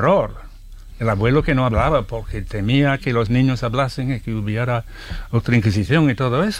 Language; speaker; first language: Spanish; non-native, fluent; English